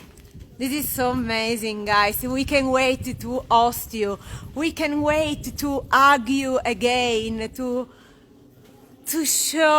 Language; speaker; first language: English; non-native, learner; Italian